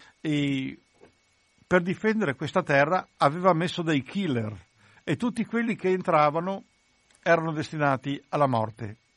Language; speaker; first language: Italian; native; Italian